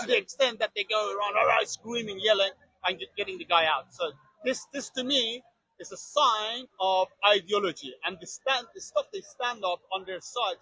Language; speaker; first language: English; non-native, fluent; Persian